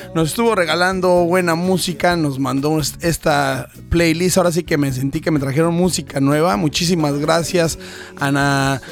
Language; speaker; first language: Spanish; native; Spanish